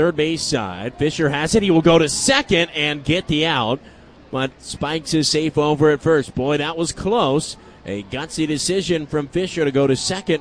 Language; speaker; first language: English; native; English